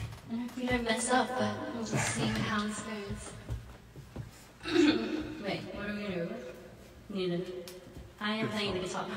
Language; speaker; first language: English; early bilingual, other home language; Korean